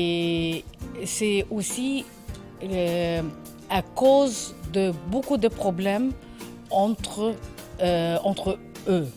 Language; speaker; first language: French; non-native, learner; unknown